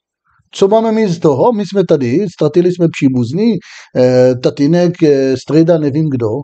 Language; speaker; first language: Czech; non-native, fluent; Hebrew